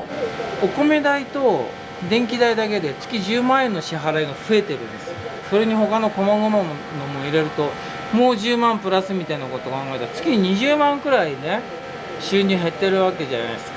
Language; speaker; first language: Japanese; native; Japanese